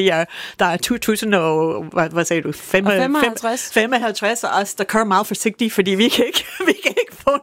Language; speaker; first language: Danish; non-native, fluent; English